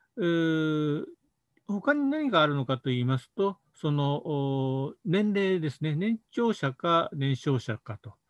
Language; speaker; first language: Japanese; native; Japanese